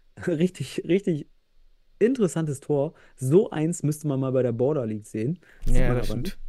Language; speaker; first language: German; native; German